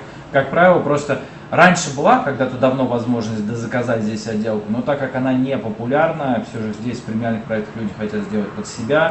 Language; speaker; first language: Russian; native; Russian